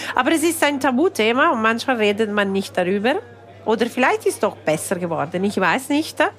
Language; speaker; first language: German; non-native, local second language; Italian